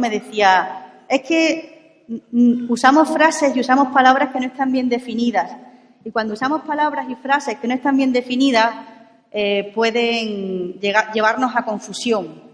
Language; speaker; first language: Spanish; native; Spanish